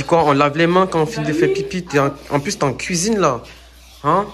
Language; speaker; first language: French; native; French